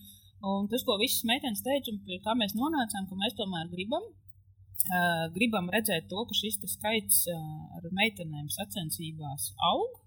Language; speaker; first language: Latvian; native; Latvian